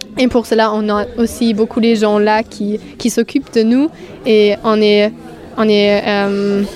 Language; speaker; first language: French; non-native, fluent; German